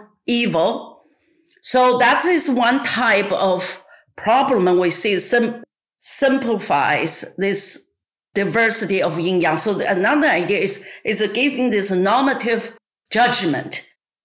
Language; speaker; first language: English; non-native, fluent; Chinese